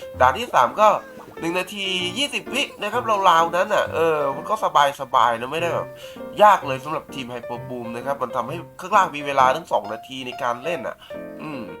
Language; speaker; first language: Thai; native; Thai